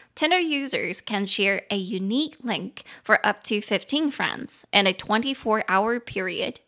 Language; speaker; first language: English; non-native, fluent; Chinese